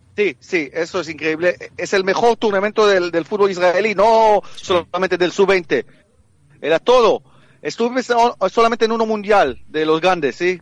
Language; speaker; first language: Spanish; early bilingual, heritage; Hebrew